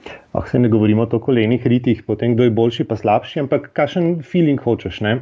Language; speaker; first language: Slovenian; native; Slovenian